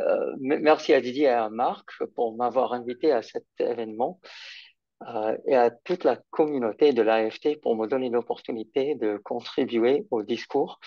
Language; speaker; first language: French; non-native, fluent; English